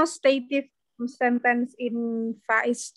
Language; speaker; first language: English; non-native, learner; Indonesian